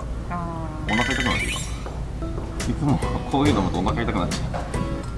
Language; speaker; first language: Japanese; native; Japanese